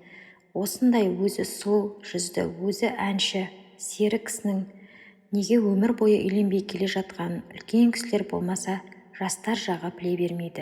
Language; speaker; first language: Kazakh; native; Kazakh